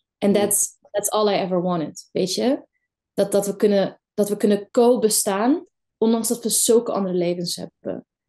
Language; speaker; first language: Dutch; early bilingual, other home language; Kurdish